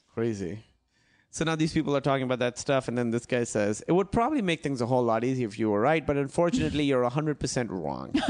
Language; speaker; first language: English; non-native, local second language; Urdu